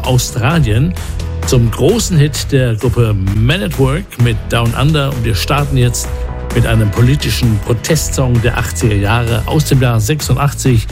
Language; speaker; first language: German; native; German